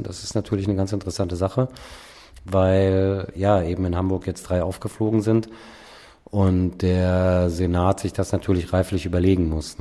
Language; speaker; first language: German; native; German